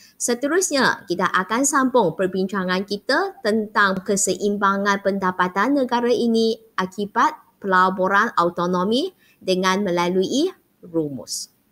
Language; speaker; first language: Malay; non-native, local second language; Chinese